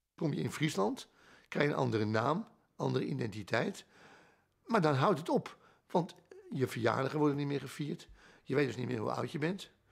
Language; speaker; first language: Dutch; native; Dutch